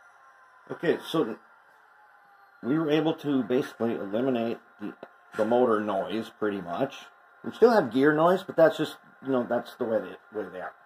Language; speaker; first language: English; native; English